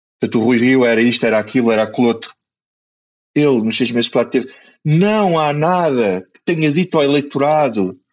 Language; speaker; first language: Portuguese; native; Portuguese